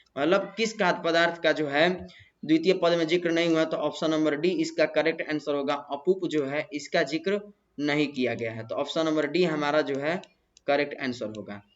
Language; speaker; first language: Hindi; native; Hindi